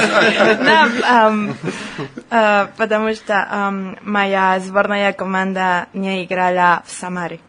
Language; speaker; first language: Russian; non-native, learner; Spanish